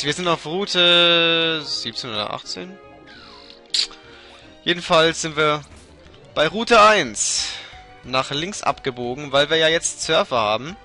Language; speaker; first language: German; native; German